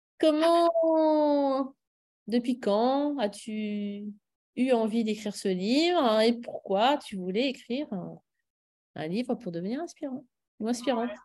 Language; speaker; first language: French; native; French